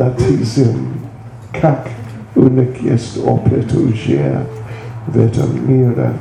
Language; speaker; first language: Russian; non-native, learner; English